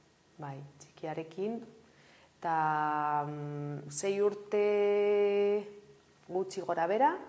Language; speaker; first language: Basque; non-native, local second language; Spanish